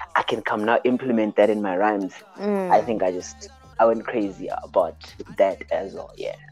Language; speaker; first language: English; early bilingual, other home language; Xhosa